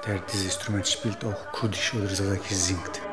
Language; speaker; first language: German; non-native, learner; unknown